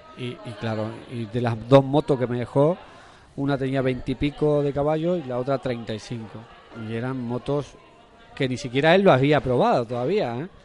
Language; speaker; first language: Spanish; native; Spanish